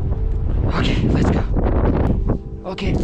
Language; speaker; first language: English; non-native, learner; Russian